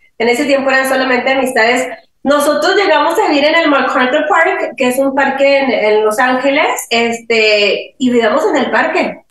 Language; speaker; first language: Spanish; early bilingual, heritage; Spanish